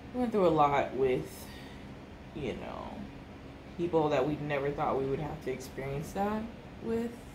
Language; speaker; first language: English; native; English